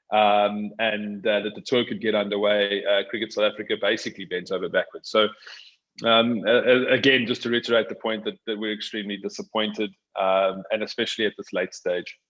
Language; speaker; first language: English; native; English